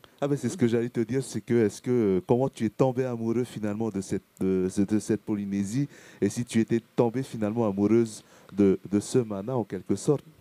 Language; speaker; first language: French; native; French